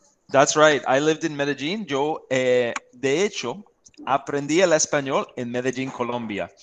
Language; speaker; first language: Spanish; non-native, fluent; English